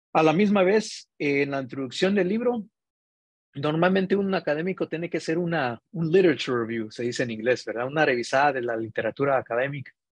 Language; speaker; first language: Spanish; early bilingual, heritage; Spanish